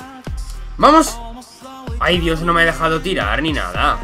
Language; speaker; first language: Spanish; native; Spanish